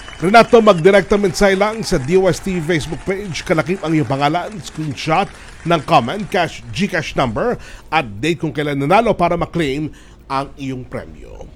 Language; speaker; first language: Filipino; native; Filipino